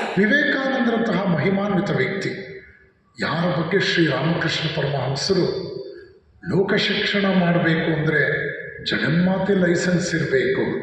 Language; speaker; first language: Kannada; non-native, local second language; Telugu